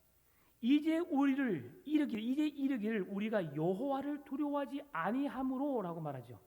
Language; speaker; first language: Korean; native; Korean